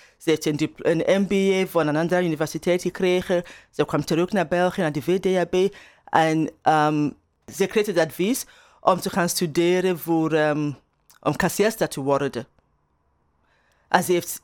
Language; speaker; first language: Dutch; non-native, fluent; Igbo